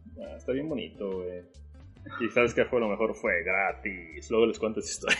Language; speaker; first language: Spanish; native; Spanish